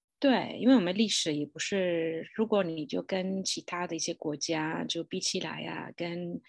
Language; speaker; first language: Chinese; non-native, fluent; Italian